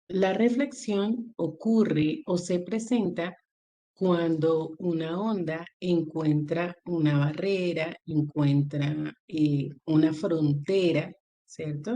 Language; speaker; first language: Spanish; native; Spanish